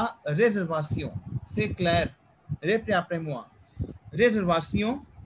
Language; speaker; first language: French; non-native, fluent; Hindi